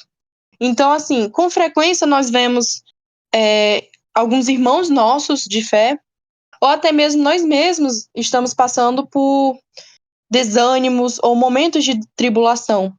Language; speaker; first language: Portuguese; native; Portuguese